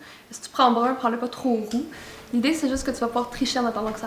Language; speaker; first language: French; native; French